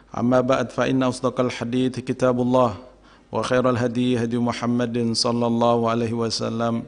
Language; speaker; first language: Arabic; non-native, fluent; Indonesian